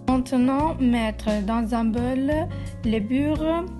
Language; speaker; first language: French; non-native, learner; Italian